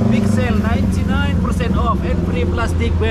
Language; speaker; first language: English; non-native, learner; Indonesian